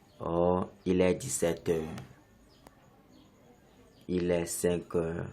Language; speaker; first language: French; non-native, fluent; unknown